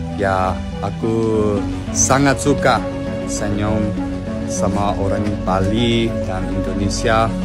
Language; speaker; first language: Indonesian; non-native, learner; English